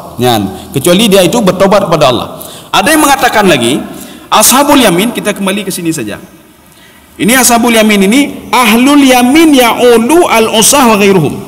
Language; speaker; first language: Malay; non-native, local second language; Achinese